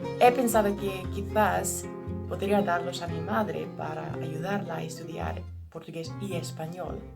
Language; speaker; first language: Spanish; non-native, learner; English